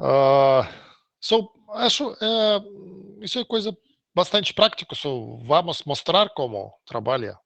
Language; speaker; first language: Portuguese; non-native, learner; Russian